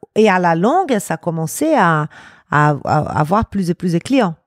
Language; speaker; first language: French; non-native, fluent; Portuguese